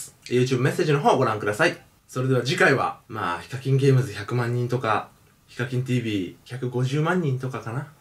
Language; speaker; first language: Japanese; native; Japanese